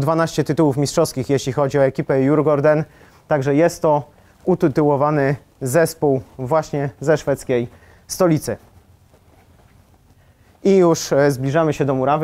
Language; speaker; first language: Polish; native; Polish